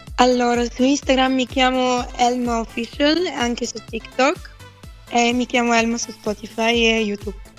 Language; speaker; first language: Italian; non-native, fluent; Bulgarian